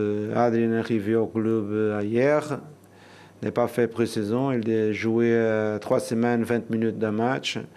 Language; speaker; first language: French; non-native, learner; Portuguese